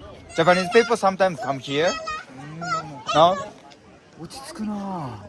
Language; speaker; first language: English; non-native, learner; Japanese